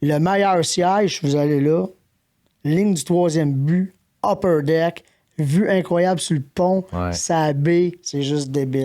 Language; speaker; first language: French; native; French